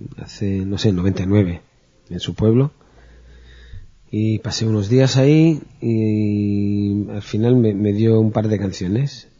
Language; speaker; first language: Spanish; non-native, fluent; Hebrew